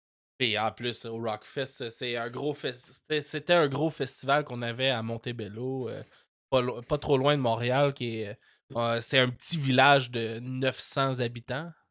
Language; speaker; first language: French; native; French